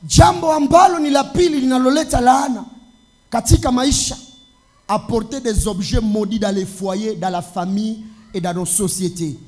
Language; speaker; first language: French; non-native, local second language; Swahili